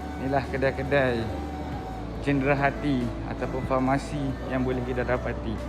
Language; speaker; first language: Malay; native; Malay